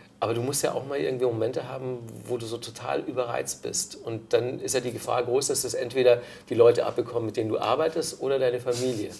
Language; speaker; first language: German; native; German